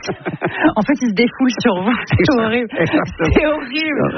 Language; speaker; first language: French; native; French